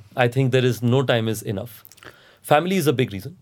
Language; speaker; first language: English; non-native, local second language; Hindi